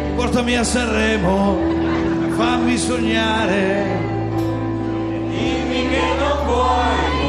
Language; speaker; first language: Italian; non-native, fluent; Albanian